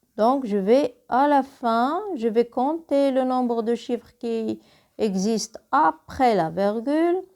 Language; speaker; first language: French; non-native, local second language; Arabic